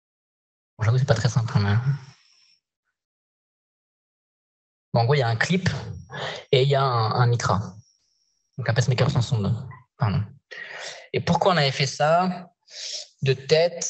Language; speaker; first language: French; native; French